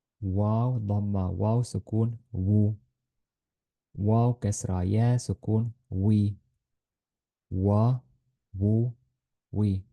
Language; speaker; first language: Arabic; non-native, fluent; Estonian